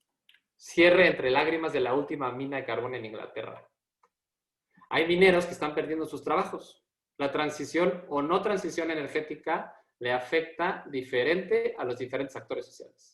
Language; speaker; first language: Spanish; native; Spanish